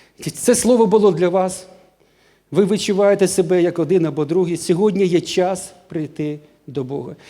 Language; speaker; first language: Ukrainian; non-native, local second language; Russian